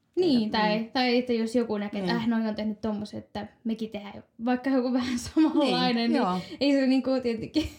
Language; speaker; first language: Finnish; native; Finnish